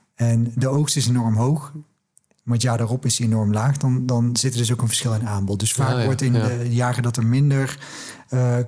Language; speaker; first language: Dutch; native; Dutch